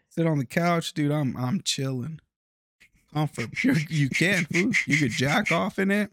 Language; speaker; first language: English; early bilingual, other home language; Spanish